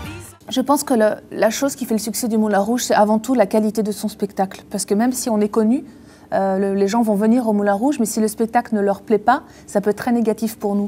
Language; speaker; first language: French; native; French